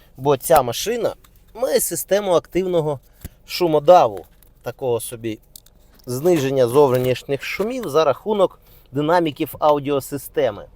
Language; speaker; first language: Ukrainian; non-native, local second language; Russian